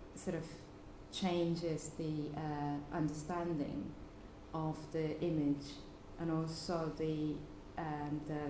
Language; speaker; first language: English; non-native, fluent; Japanese